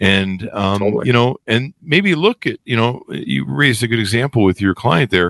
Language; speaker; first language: English; native; English